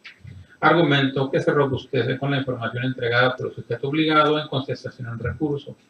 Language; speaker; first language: Spanish; native; Spanish